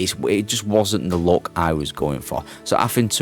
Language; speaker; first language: English; native; English